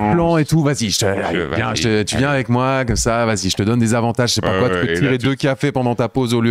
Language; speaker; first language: French; native; French